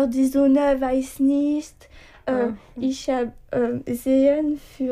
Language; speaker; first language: German; non-native, learner; French